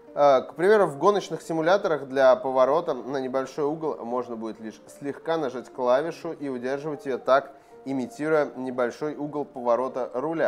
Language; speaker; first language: Russian; native; Russian